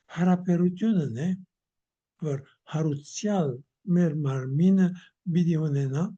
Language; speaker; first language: Armenian; early bilingual, heritage; Armenian